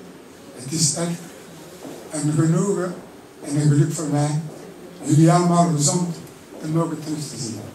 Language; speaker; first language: Dutch; early bilingual, other home language; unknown